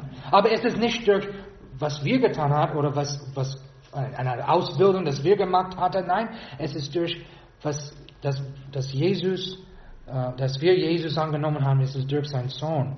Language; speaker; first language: German; non-native, fluent; English